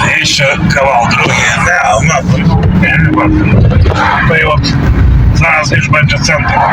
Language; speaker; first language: Polish; non-native, learner; Ukrainian